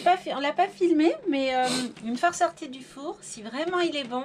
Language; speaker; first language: French; native; French